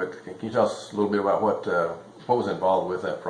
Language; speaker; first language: English; native; English